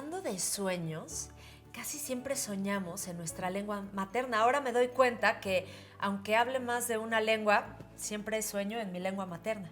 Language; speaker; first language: Spanish; native; Spanish